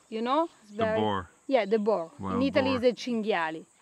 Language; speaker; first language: English; non-native, learner; Italian